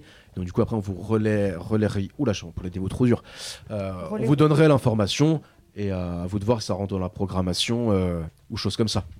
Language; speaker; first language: French; native; French